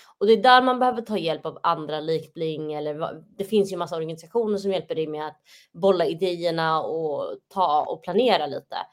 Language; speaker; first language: Swedish; early bilingual, other home language; Somali